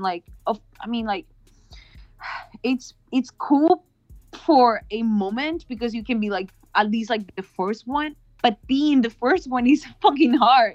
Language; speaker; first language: English; non-native, fluent; Spanish